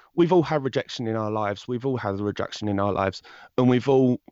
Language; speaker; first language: English; native; English